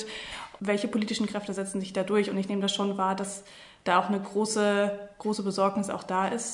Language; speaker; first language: German; native; German